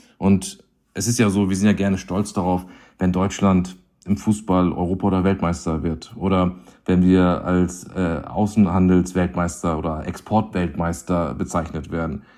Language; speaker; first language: German; native; German